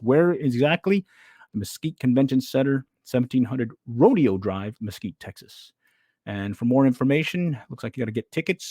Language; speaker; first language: English; native; English